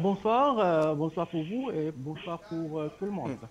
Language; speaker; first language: French; non-native, learner; Arabic